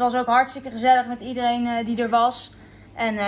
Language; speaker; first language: Dutch; native; Dutch